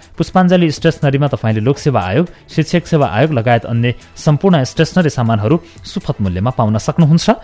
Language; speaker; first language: Nepali; native; Nepali